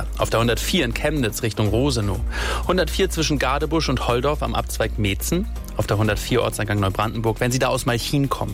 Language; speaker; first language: German; native; German